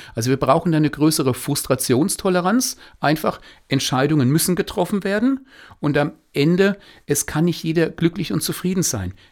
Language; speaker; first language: German; native; German